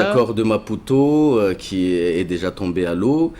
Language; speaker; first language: French; non-native, local second language; Malagasy